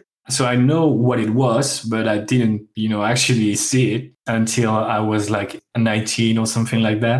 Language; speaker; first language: English; non-native, fluent; French